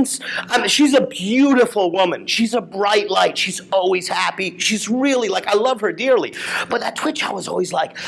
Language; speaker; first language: English; native; English